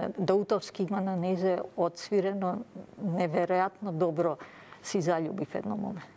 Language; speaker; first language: Macedonian; early bilingual, other home language; Serbian